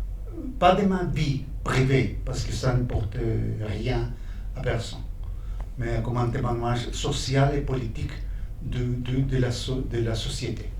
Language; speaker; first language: French; non-native, fluent; Spanish